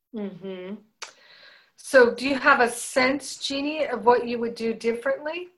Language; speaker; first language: English; native; English